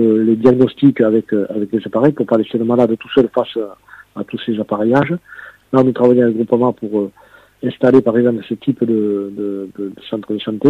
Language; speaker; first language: French; native; French